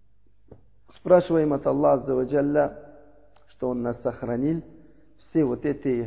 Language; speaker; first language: Russian; non-native, learner; Uzbek